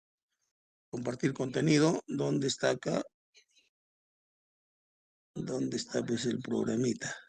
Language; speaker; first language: Spanish; native; Spanish